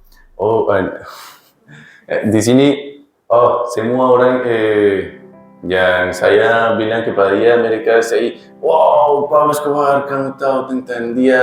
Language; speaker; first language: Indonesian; non-native, learner; Spanish